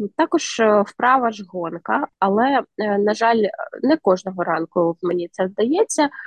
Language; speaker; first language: Ukrainian; native; Ukrainian